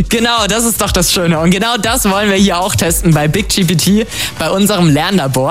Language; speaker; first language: German; native; German